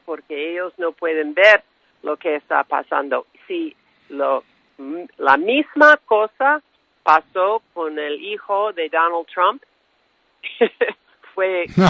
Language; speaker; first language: Spanish; non-native, fluent; English